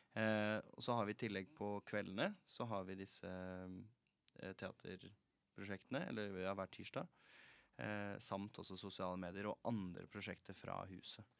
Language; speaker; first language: Norwegian; native; Norwegian